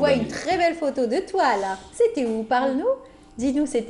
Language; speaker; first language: French; non-native, local second language; Arabic